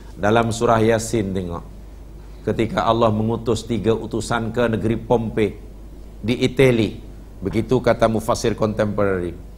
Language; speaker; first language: Malay; native; Malay